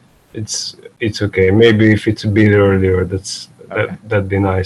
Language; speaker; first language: English; native; English